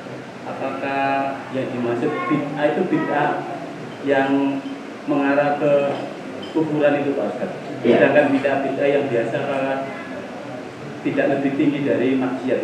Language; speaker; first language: Indonesian; native; Indonesian